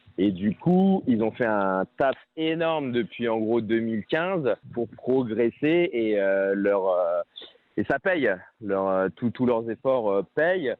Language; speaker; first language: French; native; French